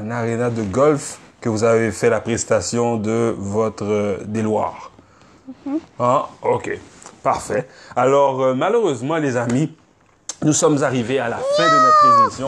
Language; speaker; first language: French; native; French